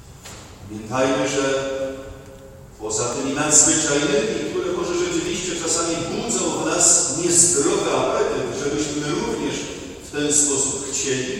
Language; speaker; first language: Polish; native; Polish